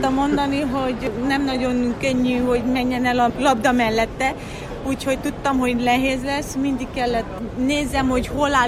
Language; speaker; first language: Hungarian; non-native, local second language; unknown